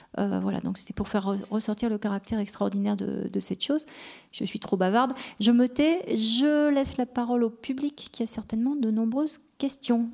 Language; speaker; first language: French; native; French